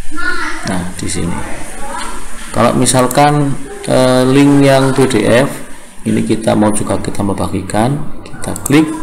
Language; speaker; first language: Indonesian; native; Indonesian